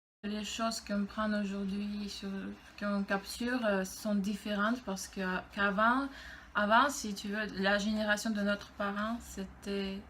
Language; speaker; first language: French; non-native, fluent; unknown